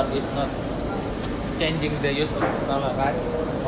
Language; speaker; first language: English; non-native, learner; Indonesian